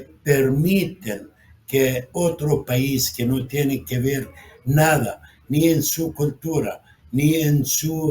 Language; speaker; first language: Spanish; non-native, fluent; Arabic